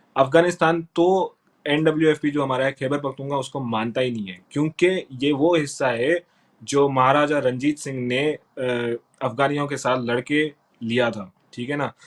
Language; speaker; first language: Urdu; non-native, local second language; Sindhi